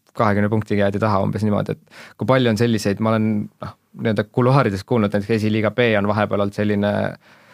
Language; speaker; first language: Estonian; native; Estonian